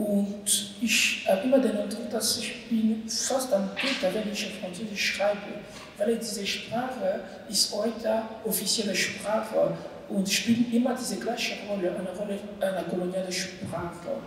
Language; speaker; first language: German; non-native, learner; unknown